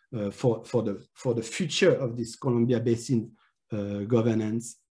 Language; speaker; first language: English; non-native, fluent; French